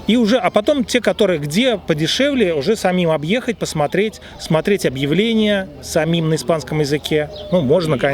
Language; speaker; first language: Russian; native; Russian